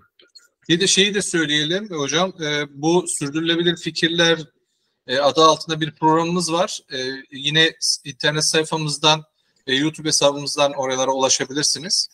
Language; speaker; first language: Turkish; native; Turkish